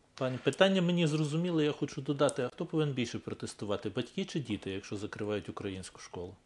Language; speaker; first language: Ukrainian; native; Ukrainian